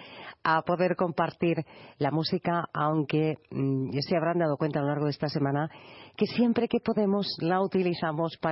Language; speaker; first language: Spanish; native; Spanish